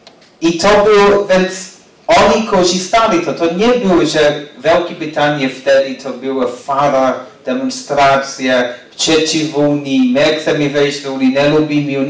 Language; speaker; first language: Polish; non-native, fluent; English